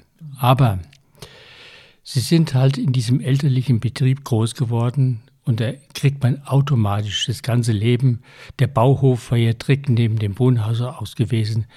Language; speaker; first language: German; native; German